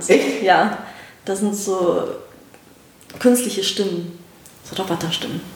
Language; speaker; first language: German; early bilingual, other home language; Russian